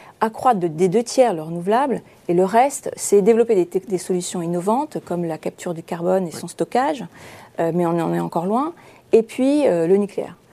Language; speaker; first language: French; native; French